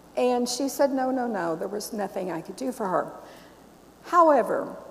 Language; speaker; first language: English; native; English